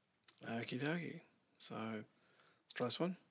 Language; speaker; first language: English; native; English